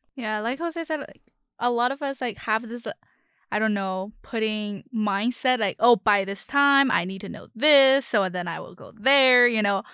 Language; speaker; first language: English; non-native, fluent; Chinese